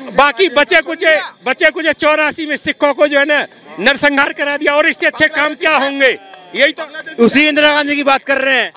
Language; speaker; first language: Hindi; native; Hindi